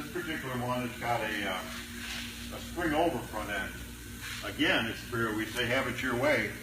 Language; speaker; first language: English; native; English